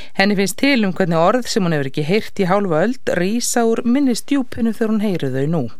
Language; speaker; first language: Icelandic; native; Icelandic